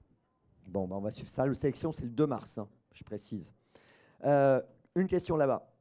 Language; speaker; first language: French; native; French